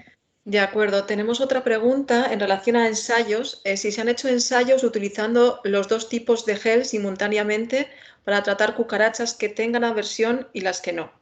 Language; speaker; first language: Spanish; native; Spanish